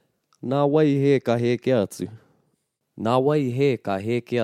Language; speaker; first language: Māori; non-native, local second language; English